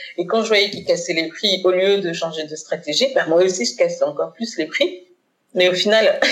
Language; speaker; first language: French; early bilingual, other home language; Haitian Creole